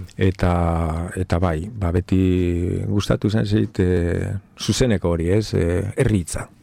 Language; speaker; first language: Basque; non-native, local second language; Spanish